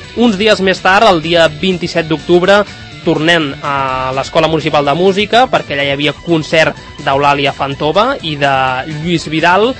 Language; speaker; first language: Catalan; native; Catalan